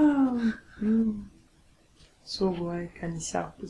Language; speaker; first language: Chinese; non-native, learner; French